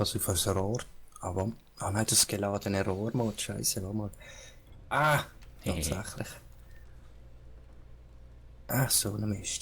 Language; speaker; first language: German; native; German